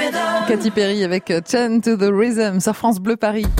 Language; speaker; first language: French; native; French